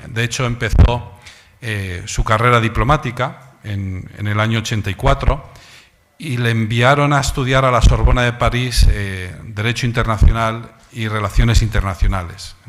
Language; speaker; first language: Spanish; native; Spanish